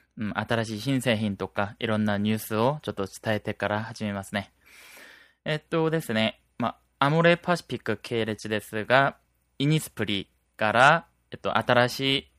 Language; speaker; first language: Japanese; non-native, fluent; Korean